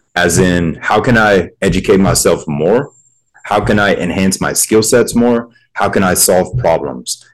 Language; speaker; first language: English; native; English